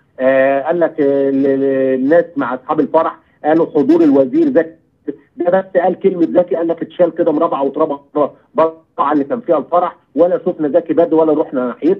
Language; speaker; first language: Arabic; native; Arabic